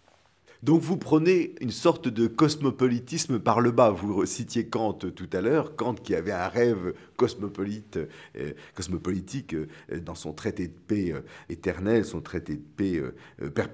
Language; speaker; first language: French; native; French